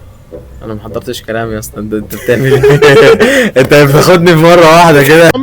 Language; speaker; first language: Arabic; native; Arabic